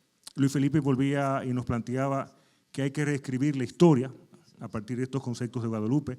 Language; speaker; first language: Spanish; native; Spanish